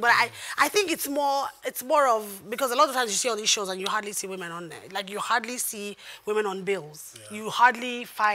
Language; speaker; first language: English; non-native, local second language; Igbo